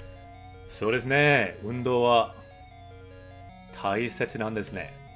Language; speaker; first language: Japanese; non-native, fluent; English